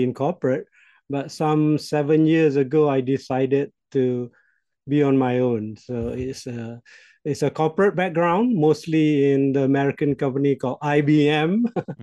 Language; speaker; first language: English; non-native, local second language; Malay